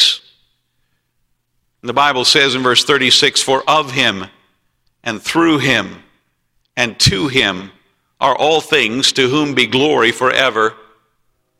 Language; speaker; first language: English; native; English